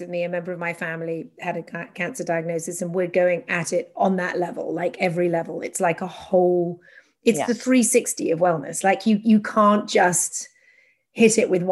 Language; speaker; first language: English; native; English